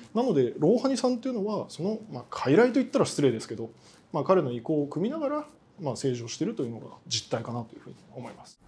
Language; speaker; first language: Japanese; native; Japanese